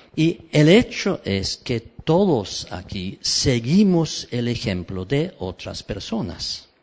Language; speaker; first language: Spanish; non-native, fluent; English